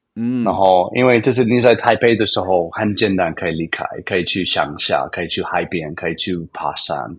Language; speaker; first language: Chinese; non-native, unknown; English